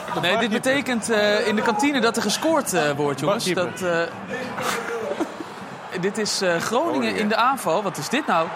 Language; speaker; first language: Dutch; native; Dutch